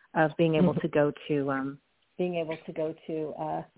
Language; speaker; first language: English; native; English